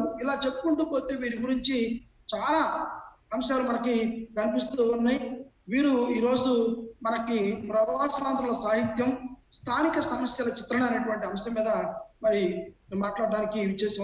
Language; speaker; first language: Telugu; native; Telugu